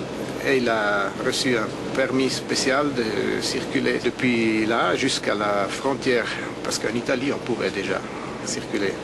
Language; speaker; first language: French; non-native, local second language; Italian